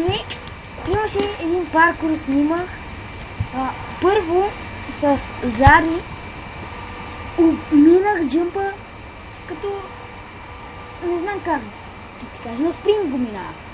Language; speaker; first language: Bulgarian; native; Bulgarian